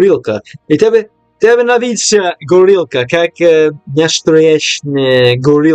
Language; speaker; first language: Russian; non-native, learner; English